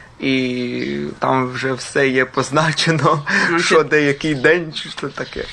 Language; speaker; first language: Ukrainian; early bilingual, heritage; Croatian